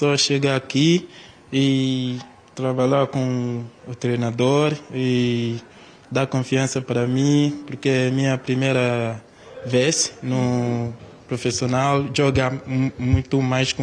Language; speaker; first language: Portuguese; non-native, learner; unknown